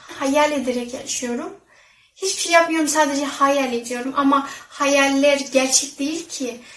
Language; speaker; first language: Turkish; non-native, fluent; Kazakh